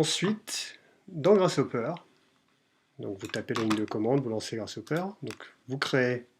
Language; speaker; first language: French; native; French